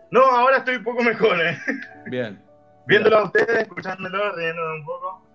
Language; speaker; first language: Spanish; native; Spanish